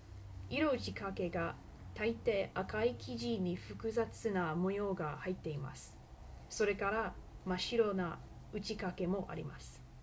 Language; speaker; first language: Japanese; non-native, learner; English